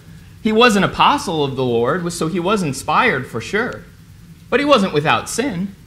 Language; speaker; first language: English; native; English